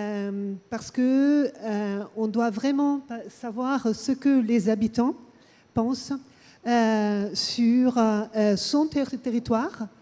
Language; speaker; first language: French; non-native, fluent; Portuguese